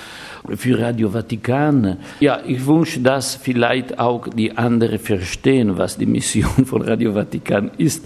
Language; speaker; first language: German; non-native, fluent; Italian